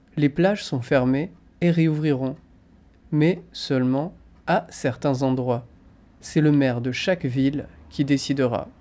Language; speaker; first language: French; native; French